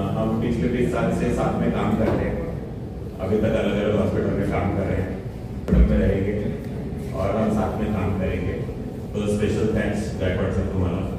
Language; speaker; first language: Hindi; non-native, local second language; Marathi